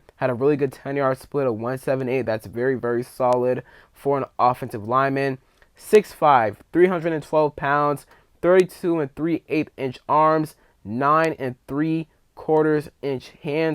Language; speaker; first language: English; native; English